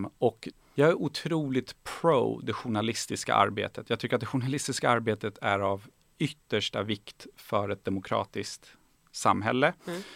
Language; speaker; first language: Swedish; early bilingual, other home language; Persian